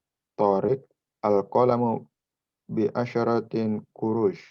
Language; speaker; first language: Arabic; non-native, learner; Indonesian